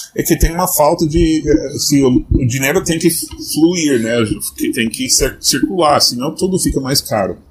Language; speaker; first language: Portuguese; non-native, fluent; English